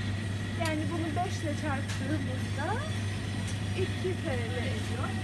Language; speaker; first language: Turkish; native; Turkish